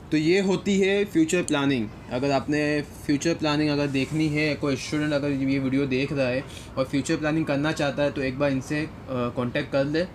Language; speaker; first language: Hindi; native; Hindi